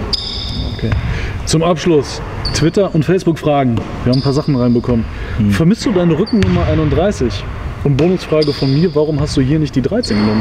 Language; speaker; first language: German; native; German